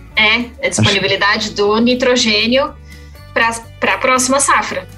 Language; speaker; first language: Portuguese; native; Portuguese